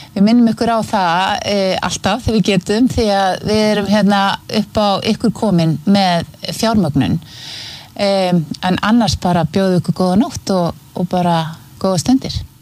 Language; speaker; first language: Icelandic; native; Icelandic